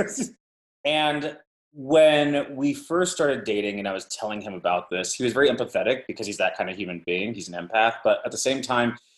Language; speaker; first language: English; native; English